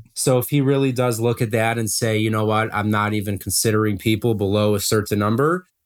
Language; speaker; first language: English; native; English